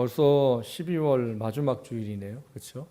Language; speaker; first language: Korean; native; Korean